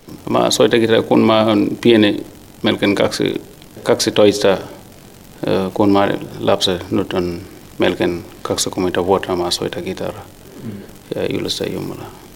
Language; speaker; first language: Finnish; non-native, learner; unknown